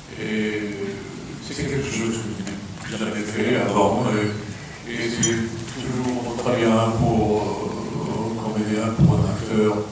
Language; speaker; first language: French; non-native, fluent; Swedish